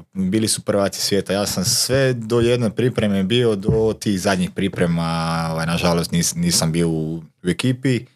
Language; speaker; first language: Croatian; non-native, local second language; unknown